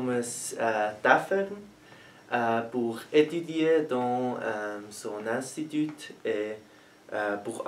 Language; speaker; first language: French; non-native, learner; German